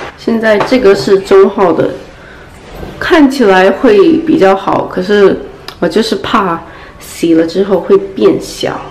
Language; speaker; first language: Chinese; early bilingual, heritage; Chinese